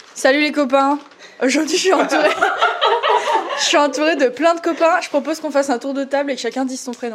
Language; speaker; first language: French; native; French